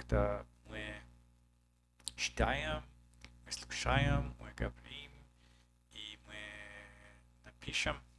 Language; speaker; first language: Russian; non-native, learner; English